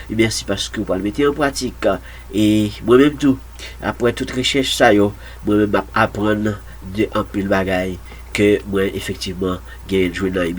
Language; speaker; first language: French; non-native, local second language; Haitian Creole